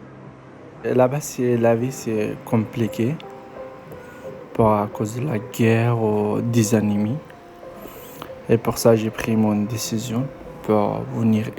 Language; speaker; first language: French; non-native, learner; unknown